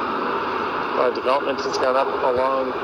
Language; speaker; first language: English; native; English